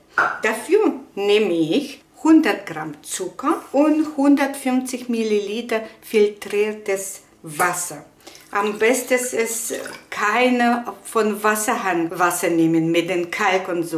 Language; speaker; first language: German; non-native, learner; Russian